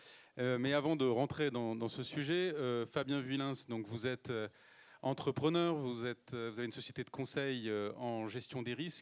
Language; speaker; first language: French; native; French